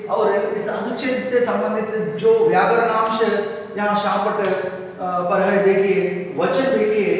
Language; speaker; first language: Hindi; non-native, local second language; Telugu